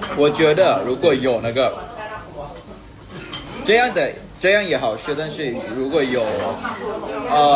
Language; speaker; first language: Chinese; non-native, learner; Thai